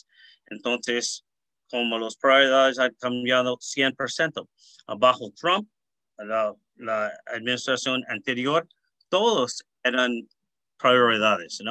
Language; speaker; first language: Spanish; early bilingual, heritage; Spanish